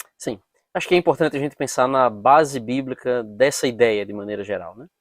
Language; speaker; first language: Portuguese; native; Portuguese